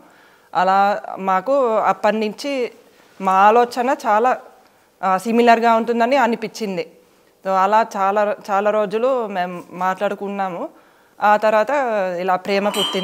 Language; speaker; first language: Telugu; non-native, fluent; Finnish